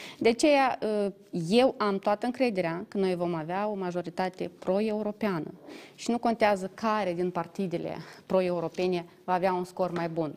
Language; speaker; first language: Romanian; native; Romanian